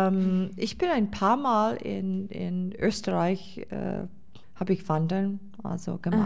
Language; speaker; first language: German; non-native, fluent; English